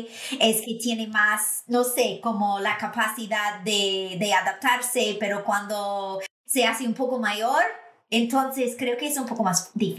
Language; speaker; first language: Spanish; non-native, fluent; English